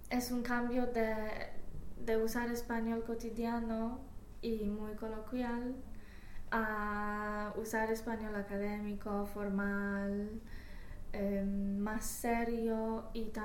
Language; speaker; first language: Spanish; non-native, fluent; English